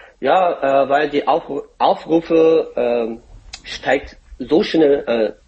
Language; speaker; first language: German; non-native, fluent; Korean